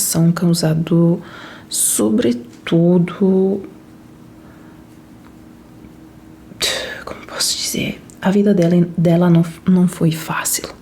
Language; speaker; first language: Portuguese; non-native, fluent; Italian